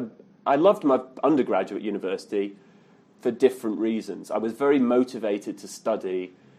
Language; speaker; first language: English; native; English